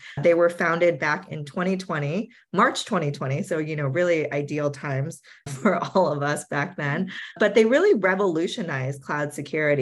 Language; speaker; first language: English; native; English